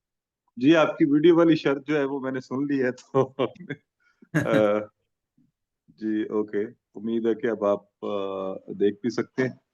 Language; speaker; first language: Urdu; native; Urdu